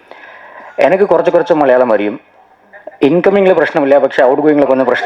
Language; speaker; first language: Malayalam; non-native, learner; Tamil